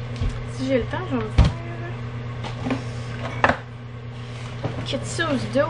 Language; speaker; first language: French; native; French